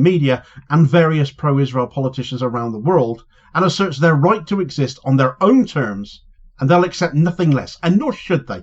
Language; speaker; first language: English; native; English